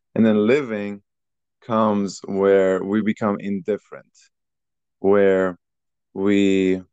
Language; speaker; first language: English; early bilingual, other home language; Persian